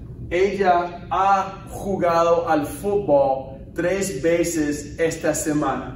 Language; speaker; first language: Spanish; non-native, fluent; English